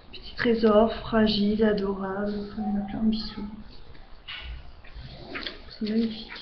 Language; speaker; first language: French; native; French